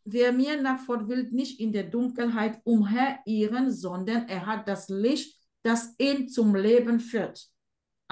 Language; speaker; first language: German; non-native, fluent; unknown